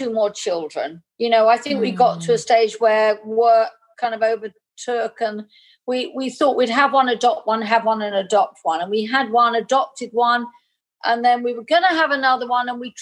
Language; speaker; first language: English; native; English